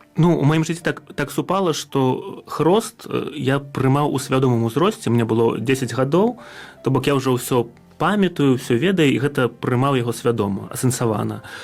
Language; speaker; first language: Belarusian; native; Belarusian